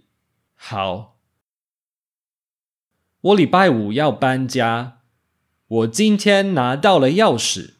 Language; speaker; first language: Chinese; non-native, learner; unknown